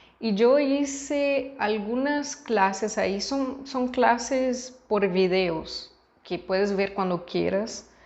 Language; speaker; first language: Spanish; non-native, fluent; Portuguese